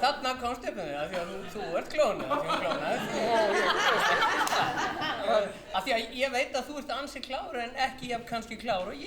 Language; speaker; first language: Icelandic; non-native, fluent; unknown